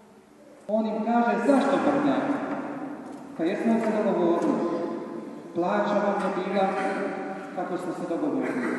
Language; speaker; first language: Serbian; native; Serbian